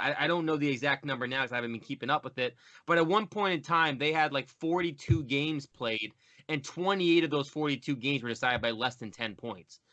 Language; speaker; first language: English; native; English